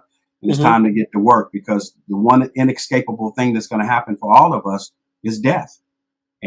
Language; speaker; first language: English; native; English